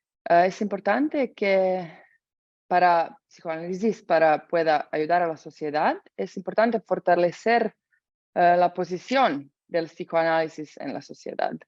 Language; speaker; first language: Spanish; non-native, fluent; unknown